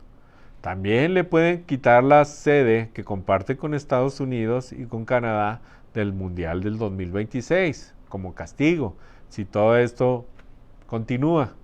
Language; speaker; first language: Spanish; native; Spanish